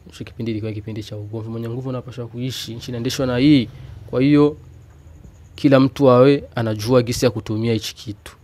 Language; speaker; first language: Swahili; native; Swahili